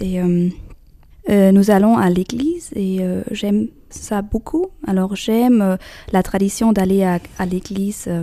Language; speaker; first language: French; non-native, fluent; German